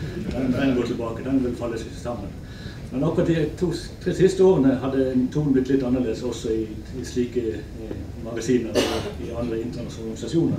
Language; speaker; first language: Norwegian; native; Norwegian